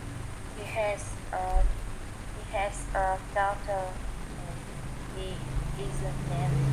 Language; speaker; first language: English; non-native, learner; Vietnamese